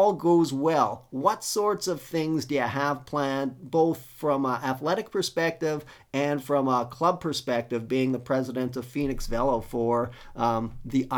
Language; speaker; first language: English; native; English